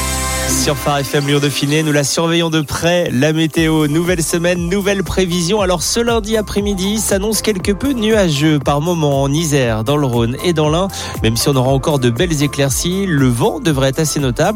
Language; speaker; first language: French; native; French